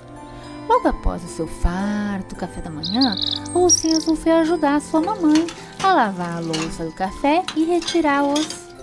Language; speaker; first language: Portuguese; native; Portuguese